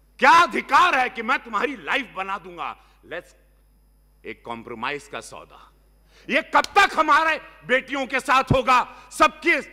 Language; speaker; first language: Hindi; native; Hindi